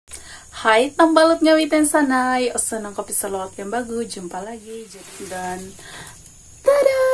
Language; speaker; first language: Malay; non-native, local second language; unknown